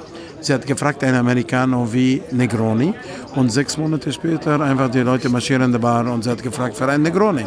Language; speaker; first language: German; non-native, fluent; Italian